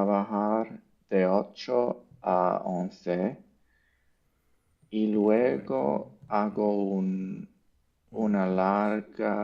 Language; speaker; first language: Spanish; non-native, learner; English